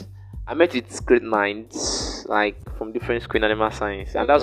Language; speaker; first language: English; non-native, local second language; Yoruba